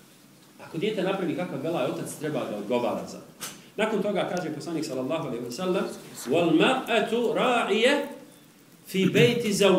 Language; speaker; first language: Serbian; native; Serbian